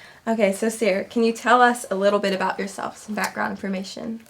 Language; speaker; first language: English; native; English